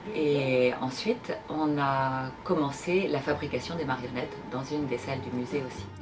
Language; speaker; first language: French; native; French